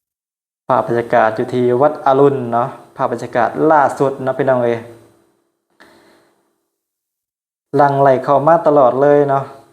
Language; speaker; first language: Thai; non-native, local second language; Northeastern Thai